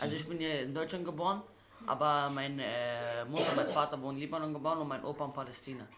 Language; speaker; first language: German; early bilingual, other home language; Arabic